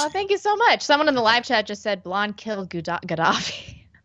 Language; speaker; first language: English; native; English